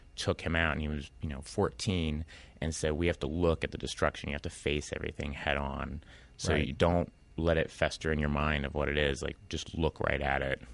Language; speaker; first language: English; native; English